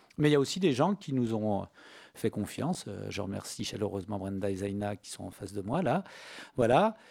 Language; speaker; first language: French; native; French